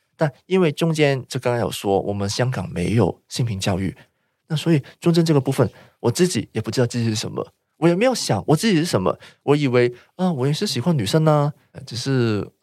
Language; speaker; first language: Chinese; non-native, local second language; Cantonese